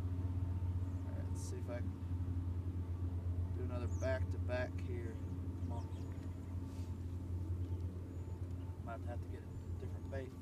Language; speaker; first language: English; native; English